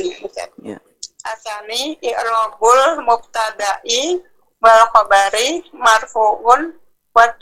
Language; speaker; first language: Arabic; non-native, fluent; Indonesian